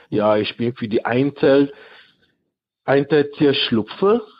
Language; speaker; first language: German; non-native, fluent; French